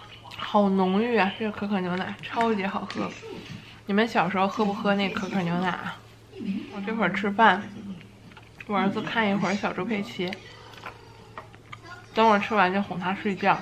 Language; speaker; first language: Chinese; native; Chinese